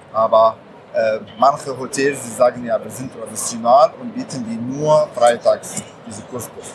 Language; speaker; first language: German; non-native, learner; Arabic